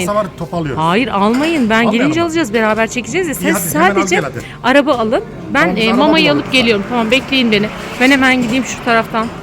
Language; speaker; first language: Turkish; native; Turkish